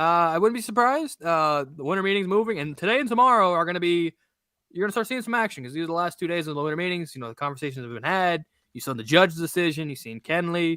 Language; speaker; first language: English; native; English